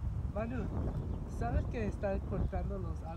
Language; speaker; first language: Spanish; non-native, learner; English